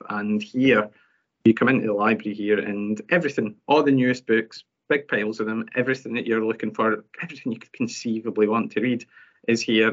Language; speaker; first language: English; native; English